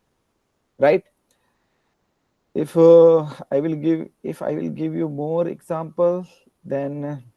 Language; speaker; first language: English; non-native, learner; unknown